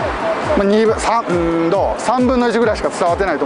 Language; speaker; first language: Japanese; native; Japanese